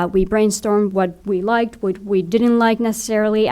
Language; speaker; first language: English; non-native, fluent; Finnish